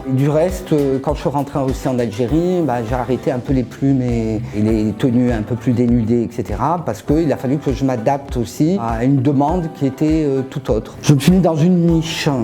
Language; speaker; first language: French; non-native, local second language; Arabic